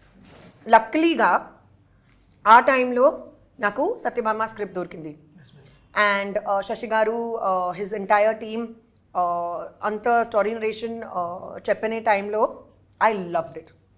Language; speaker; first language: Telugu; non-native, fluent; Hindi